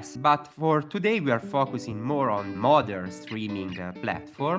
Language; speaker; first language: English; non-native, fluent; Italian